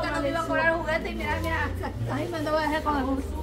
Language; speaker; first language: Spanish; native; Spanish